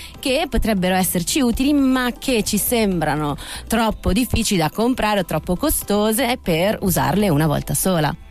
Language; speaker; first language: Italian; native; Italian